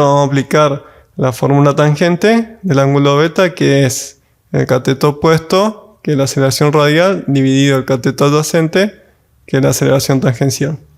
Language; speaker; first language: Spanish; native; Spanish